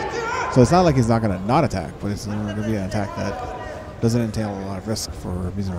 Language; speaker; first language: English; native; English